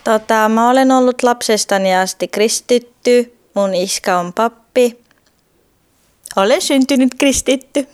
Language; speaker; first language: Finnish; non-native, fluent; Turkish